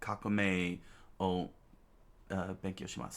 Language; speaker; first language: Japanese; non-native, learner; English